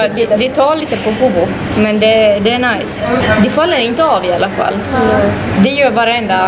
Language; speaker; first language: Swedish; native; Swedish